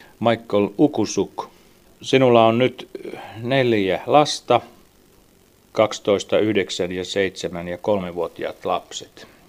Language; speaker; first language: Finnish; native; Finnish